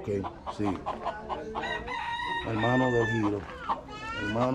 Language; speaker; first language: Spanish; non-native, fluent; English